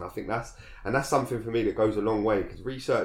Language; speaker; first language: English; native; English